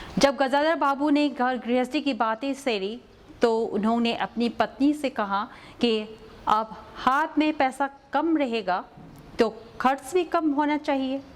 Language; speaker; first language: Hindi; non-native, local second language; Manipuri